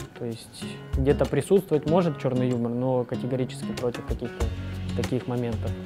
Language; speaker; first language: Russian; native; Russian